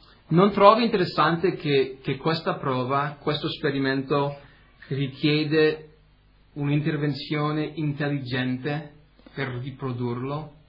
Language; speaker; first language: Italian; early bilingual, heritage; Italian